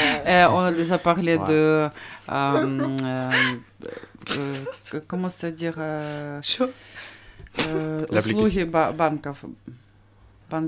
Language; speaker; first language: French; non-native, learner; Russian